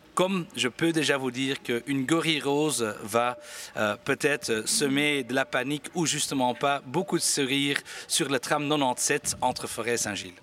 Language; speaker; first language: French; native; French